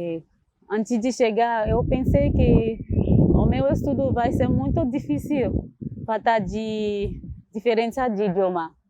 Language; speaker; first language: Portuguese; non-native, learner; Haitian Creole